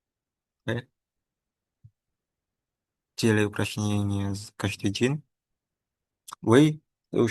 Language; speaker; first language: Russian; non-native, learner; Indonesian